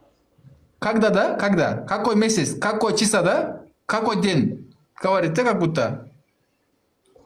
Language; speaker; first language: Russian; non-native, learner; Kyrgyz